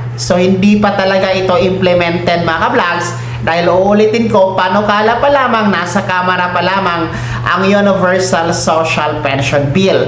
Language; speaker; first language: Filipino; native; Filipino